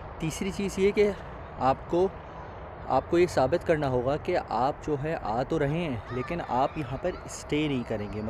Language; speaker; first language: Urdu; native; Urdu